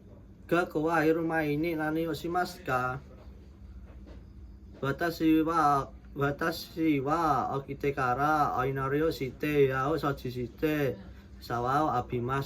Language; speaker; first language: Japanese; non-native, learner; Indonesian